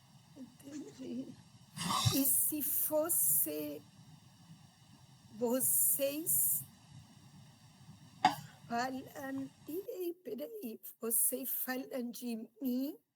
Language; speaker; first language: Portuguese; non-native, fluent; Spanish